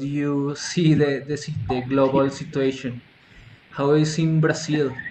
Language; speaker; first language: English; non-native, fluent; Spanish